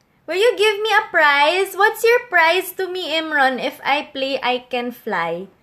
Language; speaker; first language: English; non-native, local second language; Filipino